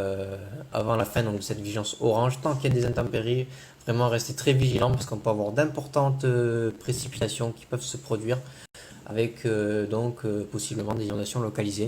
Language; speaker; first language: French; native; French